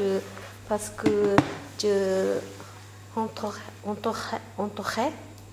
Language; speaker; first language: French; non-native, learner; Japanese